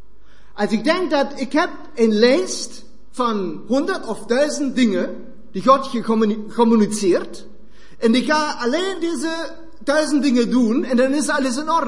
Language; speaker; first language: Dutch; non-native, fluent; German